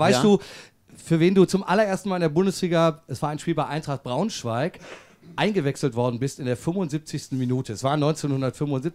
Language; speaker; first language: German; native; German